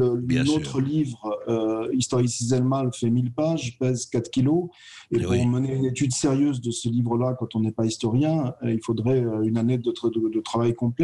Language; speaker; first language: French; native; French